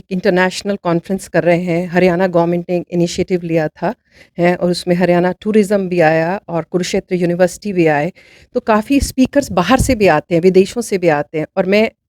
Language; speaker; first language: Hindi; native; Hindi